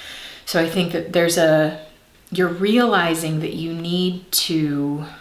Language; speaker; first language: English; native; English